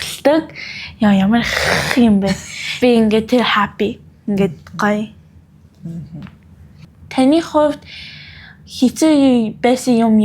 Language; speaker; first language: Mongolian; early bilingual, heritage; Mongolian